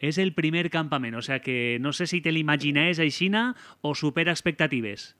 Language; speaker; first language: Catalan; native; Catalan